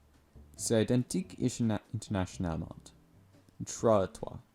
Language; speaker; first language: French; non-native, learner; English